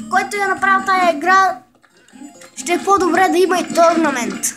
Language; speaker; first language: Bulgarian; native; Bulgarian